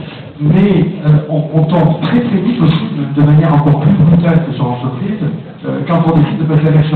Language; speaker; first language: French; native; French